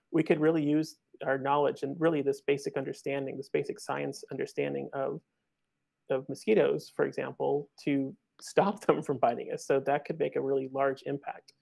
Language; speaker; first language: English; native; English